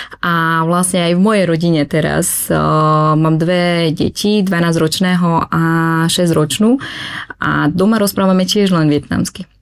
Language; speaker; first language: Slovak; early bilingual, other home language; Vietnamese